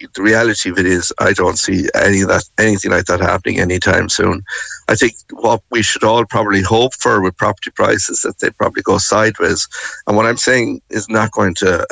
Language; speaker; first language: English; native; English